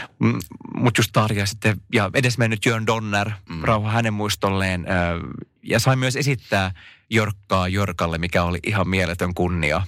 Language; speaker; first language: Finnish; non-native, local second language; Swedish